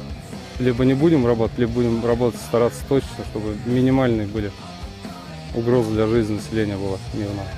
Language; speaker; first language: Russian; native; Russian